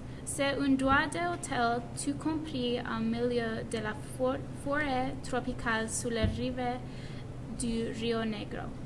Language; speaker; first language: French; non-native, learner; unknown